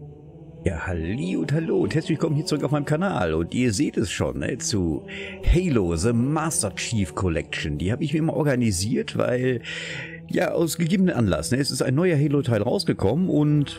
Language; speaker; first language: German; native; German